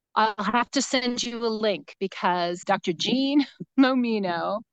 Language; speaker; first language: English; native; English